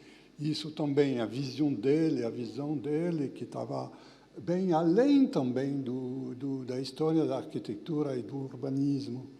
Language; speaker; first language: Portuguese; non-native, fluent; French